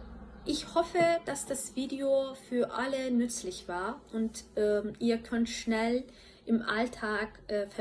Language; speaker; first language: German; non-native, fluent; Turkish